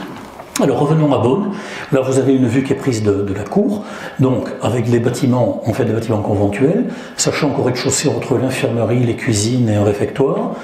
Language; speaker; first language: French; native; French